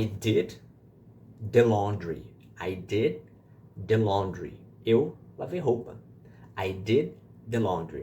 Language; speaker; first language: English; non-native, fluent; Portuguese